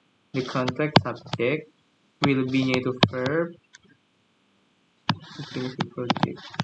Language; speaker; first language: English; non-native, fluent; Indonesian